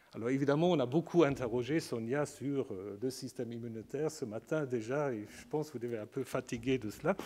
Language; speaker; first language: French; native; French